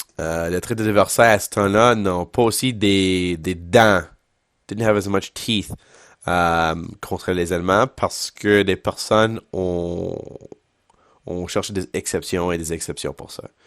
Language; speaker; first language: French; non-native, local second language; English